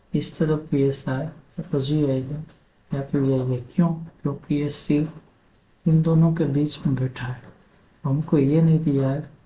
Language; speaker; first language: Hindi; non-native, local second language; Gujarati